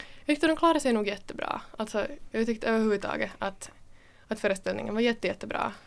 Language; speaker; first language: Swedish; native; Swedish